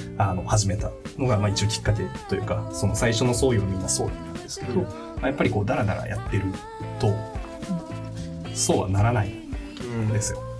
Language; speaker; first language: Japanese; native; Japanese